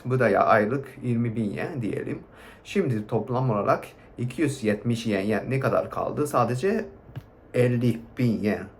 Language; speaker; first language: Turkish; non-native, fluent; Japanese